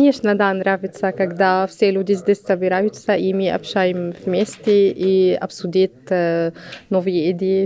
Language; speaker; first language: Russian; non-native, learner; Arabic